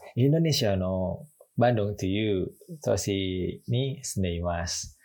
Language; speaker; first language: Japanese; non-native, fluent; Indonesian